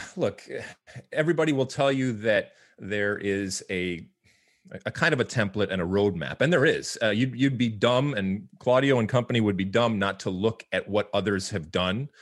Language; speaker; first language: English; native; English